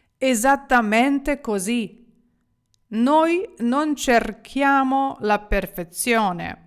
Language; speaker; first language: Italian; non-native, fluent; Ukrainian